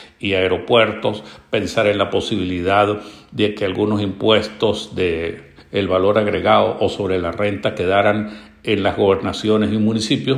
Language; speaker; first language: Spanish; native; Spanish